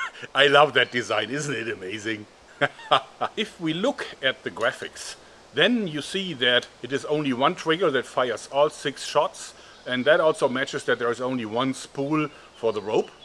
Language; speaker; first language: English; non-native, fluent; German